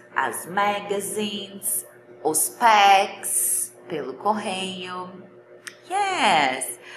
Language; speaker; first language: English; non-native, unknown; Portuguese